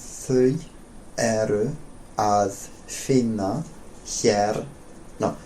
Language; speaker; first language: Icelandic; non-native, learner; English